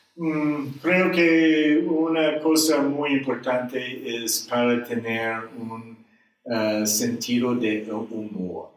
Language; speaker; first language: Spanish; non-native, learner; English